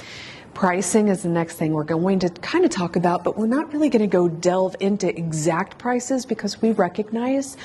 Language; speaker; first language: English; native; English